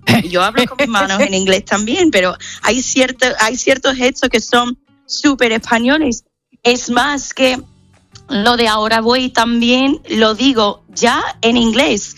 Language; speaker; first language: Spanish; non-native, fluent; English